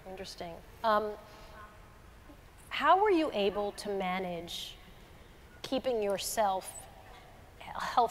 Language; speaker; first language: English; native; English